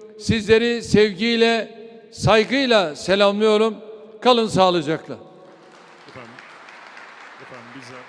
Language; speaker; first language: Turkish; native; Turkish